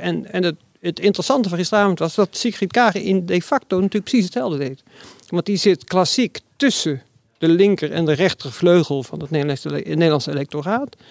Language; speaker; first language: Dutch; native; Dutch